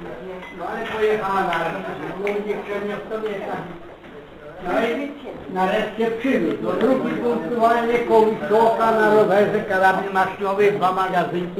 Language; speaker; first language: Polish; native; Polish